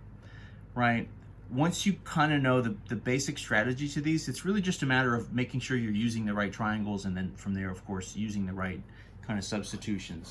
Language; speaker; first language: English; native; English